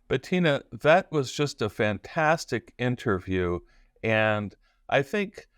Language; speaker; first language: English; native; English